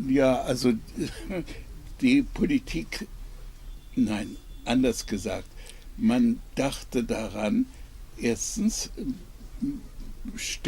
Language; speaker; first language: German; non-native, fluent; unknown